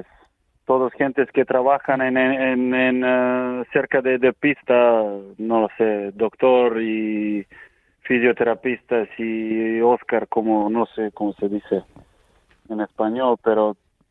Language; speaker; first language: Spanish; non-native, learner; Serbian